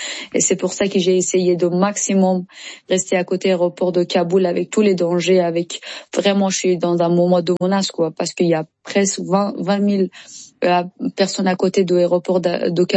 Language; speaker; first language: French; non-native, learner; Persian